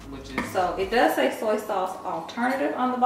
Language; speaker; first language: English; native; English